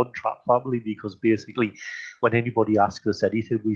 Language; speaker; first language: English; native; English